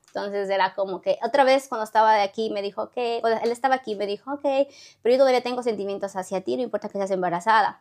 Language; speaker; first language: Spanish; native; Spanish